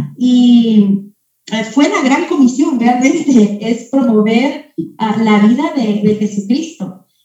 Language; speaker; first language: Spanish; early bilingual, heritage; Spanish